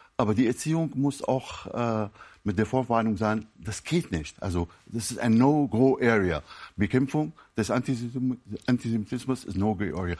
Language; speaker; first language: German; non-native, fluent; Arabic